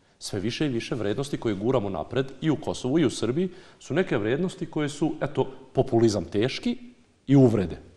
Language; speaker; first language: Bosnian; non-native, local second language; Albanian